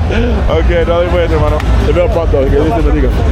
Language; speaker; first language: Spanish; non-native, learner; English